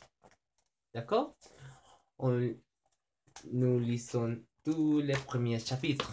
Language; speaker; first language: French; non-native, learner; Spanish